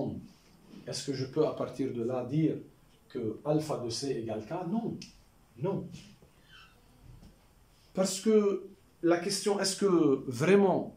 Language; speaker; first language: French; non-native, local second language; Arabic